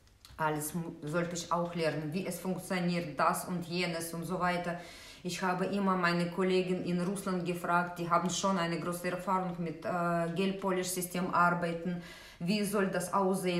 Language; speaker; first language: German; non-native, fluent; Russian